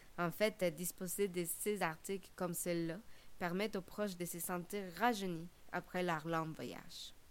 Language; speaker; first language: French; non-native, fluent; Spanish